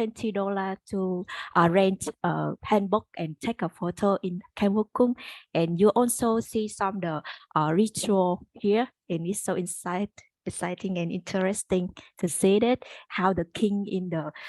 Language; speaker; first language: English; non-native, learner; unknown